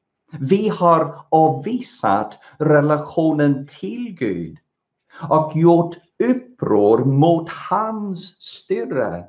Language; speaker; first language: Swedish; non-native, fluent; English